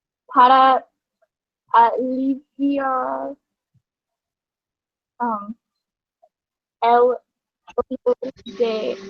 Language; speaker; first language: Spanish; non-native, learner; English